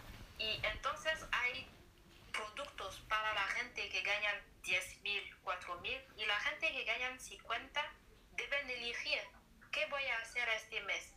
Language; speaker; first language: Spanish; non-native, learner; French